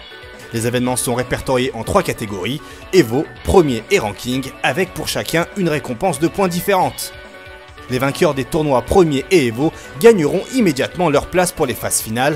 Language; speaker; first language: French; native; French